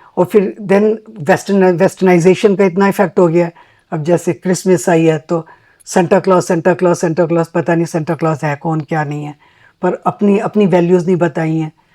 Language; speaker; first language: Hindi; native; Hindi